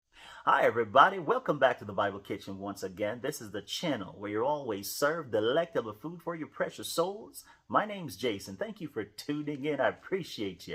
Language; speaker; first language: English; native; English